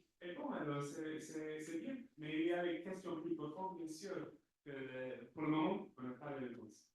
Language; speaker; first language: French; non-native, fluent; English